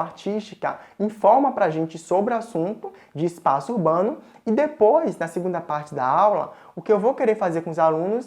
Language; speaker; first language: Portuguese; native; Portuguese